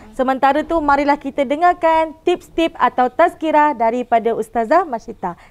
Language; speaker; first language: Malay; native; Malay